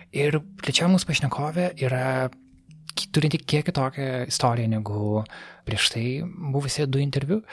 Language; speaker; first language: Lithuanian; native; Lithuanian